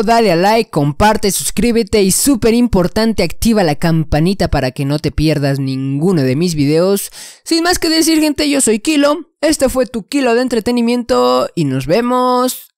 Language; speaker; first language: Spanish; native; Spanish